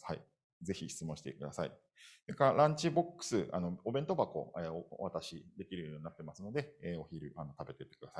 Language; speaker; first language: Japanese; native; Japanese